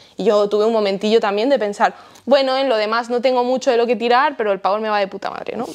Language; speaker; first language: Spanish; early bilingual, heritage; Spanish